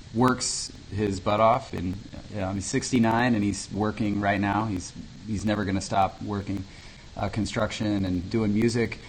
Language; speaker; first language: English; native; English